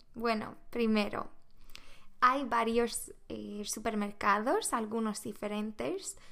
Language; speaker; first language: Spanish; non-native, fluent; Swedish